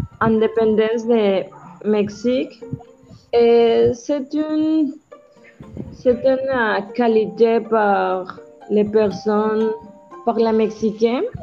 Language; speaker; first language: French; non-native, learner; Spanish